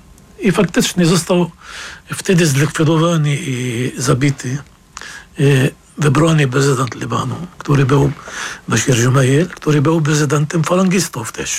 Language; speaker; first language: Polish; non-native, fluent; Arabic